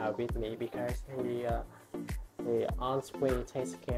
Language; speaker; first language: English; non-native, learner; Vietnamese